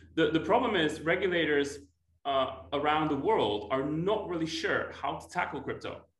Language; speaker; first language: English; non-native, fluent; Polish